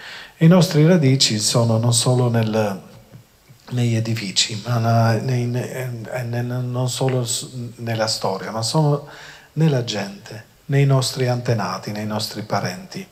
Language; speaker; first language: Italian; non-native, fluent; Albanian